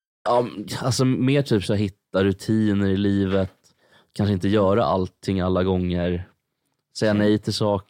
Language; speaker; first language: Swedish; native; Swedish